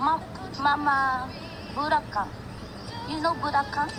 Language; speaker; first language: English; non-native, learner; Filipino